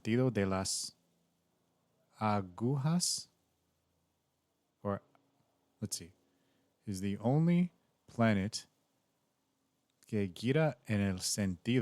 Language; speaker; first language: Spanish; non-native, learner; English